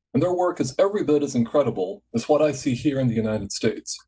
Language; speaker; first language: English; native; English